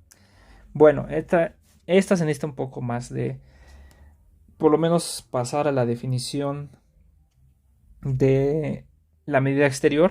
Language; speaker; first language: Spanish; native; Spanish